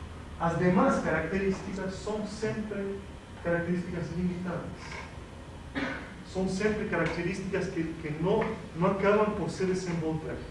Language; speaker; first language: Portuguese; non-native, fluent; Spanish